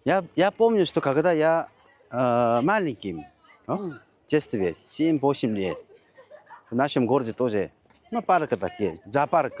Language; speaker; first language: Russian; non-native, learner; Korean